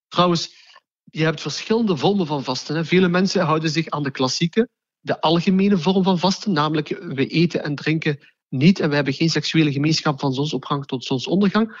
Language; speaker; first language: Dutch; early bilingual, other home language; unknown